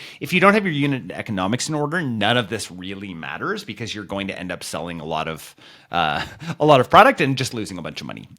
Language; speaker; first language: English; native; English